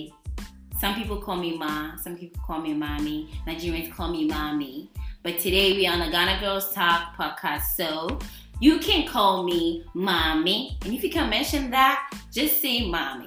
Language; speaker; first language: English; non-native, local second language; Akan